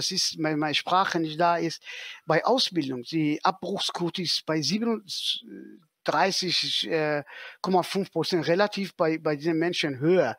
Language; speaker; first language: German; non-native, fluent; Persian